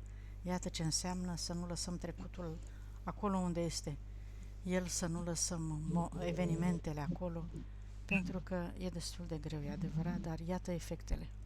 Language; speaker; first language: Romanian; native; Romanian